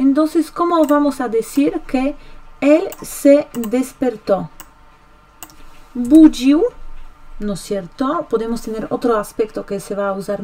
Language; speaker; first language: Spanish; non-native, fluent; Polish